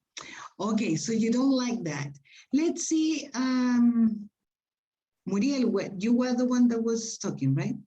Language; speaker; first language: English; non-native, fluent; Spanish